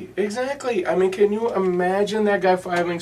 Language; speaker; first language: English; native; English